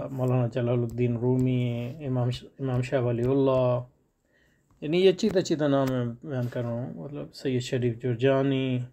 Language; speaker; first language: Urdu; native; Urdu